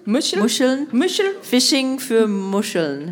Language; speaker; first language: German; non-native, fluent; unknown